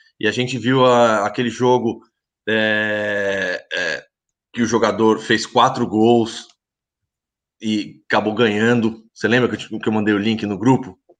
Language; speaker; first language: Portuguese; native; Portuguese